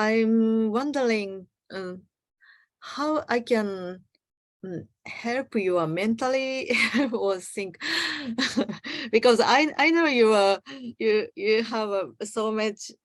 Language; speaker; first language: English; non-native, learner; Japanese